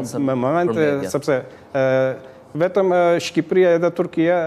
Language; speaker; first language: Albanian; early bilingual, heritage; Albanian